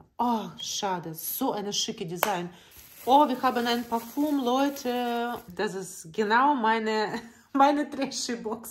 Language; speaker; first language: German; non-native, learner; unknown